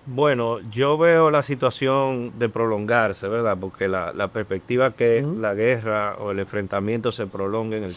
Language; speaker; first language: Spanish; native; Spanish